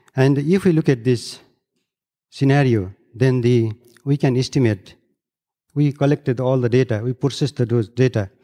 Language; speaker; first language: English; non-native, local second language; Nepali